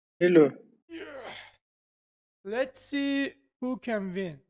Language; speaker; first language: English; non-native, learner; Nepali